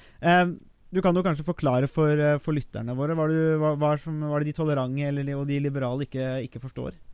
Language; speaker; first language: Norwegian; native; Norwegian